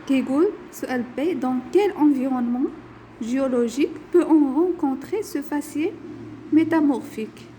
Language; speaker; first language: French; non-native, local second language; Arabic